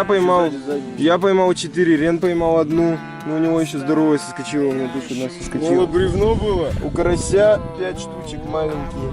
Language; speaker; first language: Russian; native; Russian